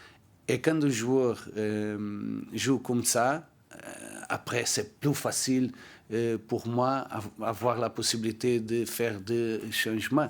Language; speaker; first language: French; non-native, learner; Portuguese